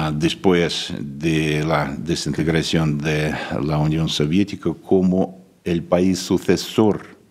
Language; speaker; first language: Spanish; non-native, fluent; Russian